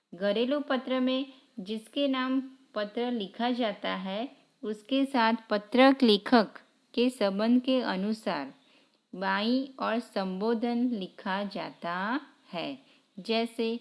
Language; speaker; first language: Hindi; non-native, local second language; Gujarati